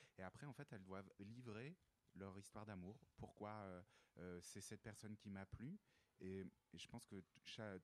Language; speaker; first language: French; native; French